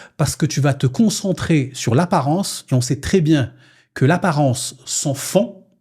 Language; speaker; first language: French; non-native, local second language; Arabic